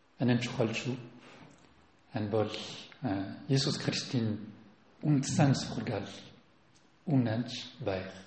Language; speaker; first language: Mongolian; non-native, learner; French